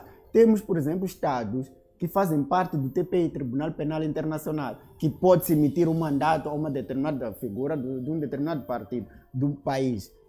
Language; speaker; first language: Portuguese; native; Portuguese